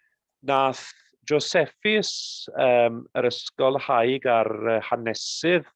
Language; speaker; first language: Welsh; native; Welsh